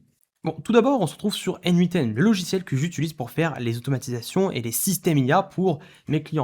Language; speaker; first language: French; native; French